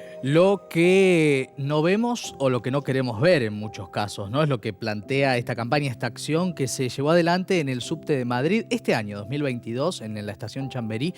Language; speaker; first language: Spanish; native; Spanish